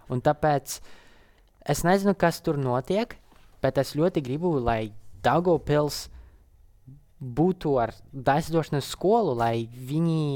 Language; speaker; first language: Latvian; non-native, local second language; Russian